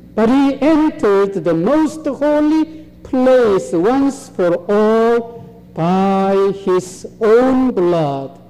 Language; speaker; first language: English; non-native, fluent; Korean